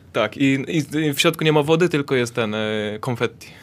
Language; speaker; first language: Polish; native; Polish